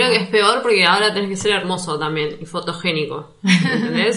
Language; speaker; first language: Spanish; native; Spanish